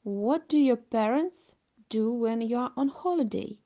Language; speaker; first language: English; non-native, fluent; Russian